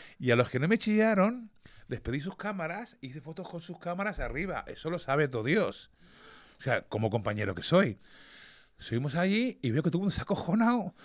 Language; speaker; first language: Spanish; early bilingual, other home language; English